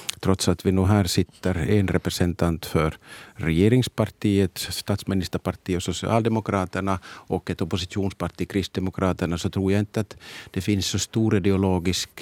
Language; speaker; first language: Swedish; native; Swedish